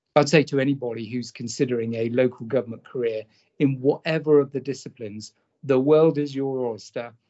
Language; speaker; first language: English; native; English